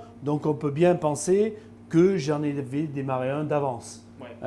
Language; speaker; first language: French; native; French